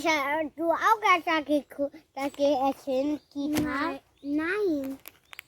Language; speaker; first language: German; early bilingual, other home language; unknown